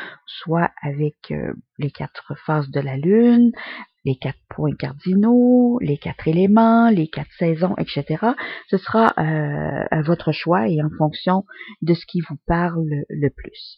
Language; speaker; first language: French; native; French